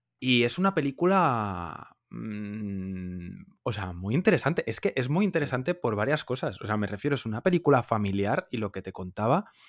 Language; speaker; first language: Spanish; native; Spanish